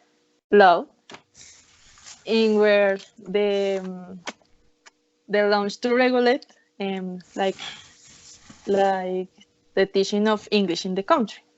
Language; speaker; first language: English; non-native, learner; Spanish